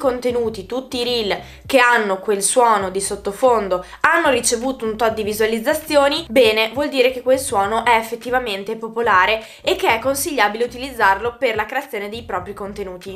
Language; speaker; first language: Italian; native; Italian